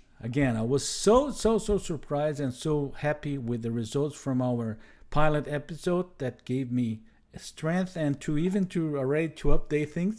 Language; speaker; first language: English; non-native, fluent; Portuguese